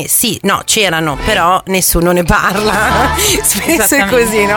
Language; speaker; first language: Italian; native; Italian